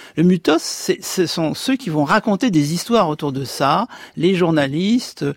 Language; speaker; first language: French; native; French